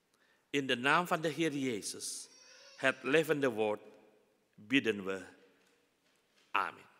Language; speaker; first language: Dutch; non-native, fluent; Indonesian